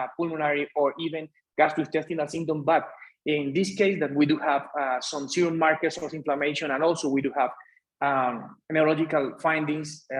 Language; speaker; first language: English; non-native, fluent; Spanish